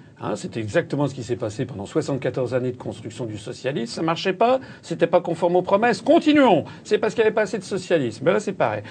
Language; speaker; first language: French; native; French